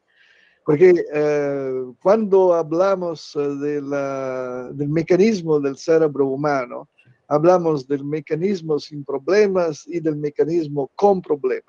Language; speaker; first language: Spanish; non-native, learner; Italian